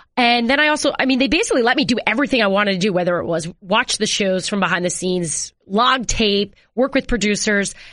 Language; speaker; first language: English; native; English